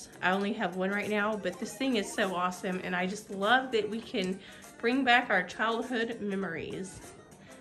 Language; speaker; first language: English; native; English